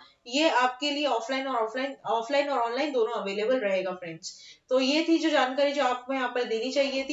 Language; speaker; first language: Hindi; native; Hindi